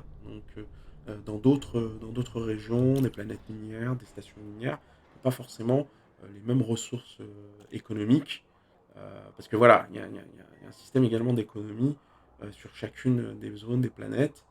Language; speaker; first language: French; native; French